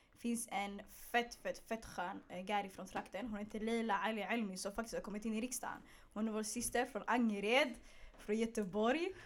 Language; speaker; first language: Swedish; early bilingual, other home language; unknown